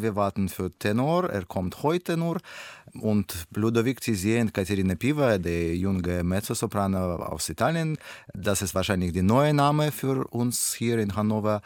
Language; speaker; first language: German; non-native, fluent; Russian